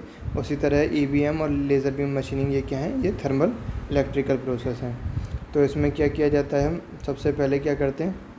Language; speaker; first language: Hindi; native; Hindi